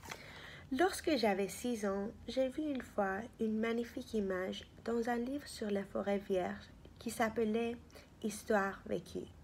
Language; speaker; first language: French; non-native, fluent; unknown